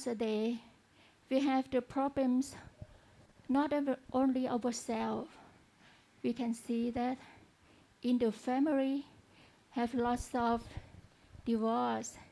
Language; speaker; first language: English; non-native, learner; Thai